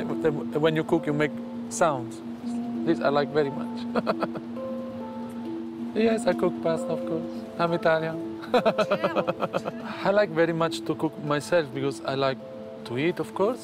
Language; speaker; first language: English; non-native, fluent; Italian